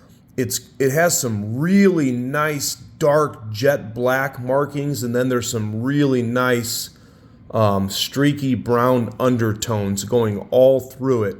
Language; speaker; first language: English; native; English